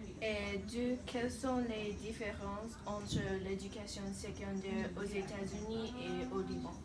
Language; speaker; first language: French; non-native, learner; English